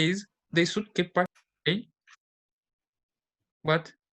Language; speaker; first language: English; non-native, learner; Spanish